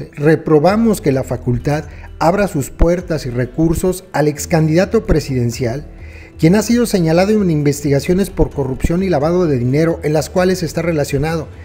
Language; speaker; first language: Spanish; native; Spanish